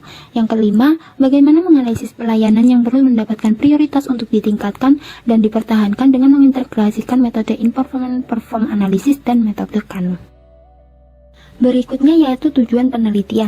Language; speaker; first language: Indonesian; native; Indonesian